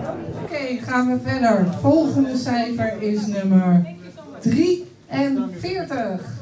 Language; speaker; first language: Dutch; native; Dutch